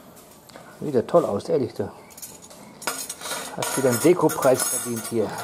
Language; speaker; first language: German; native; German